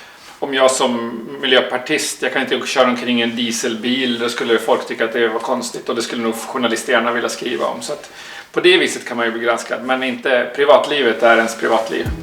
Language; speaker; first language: Swedish; native; Swedish